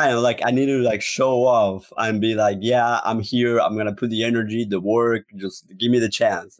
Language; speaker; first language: English; non-native, fluent; Spanish